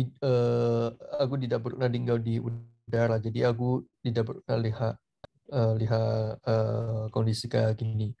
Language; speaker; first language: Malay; non-native, fluent; Chinese